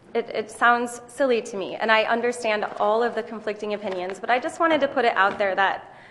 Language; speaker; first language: English; native; English